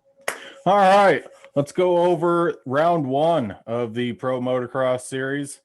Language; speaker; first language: English; native; English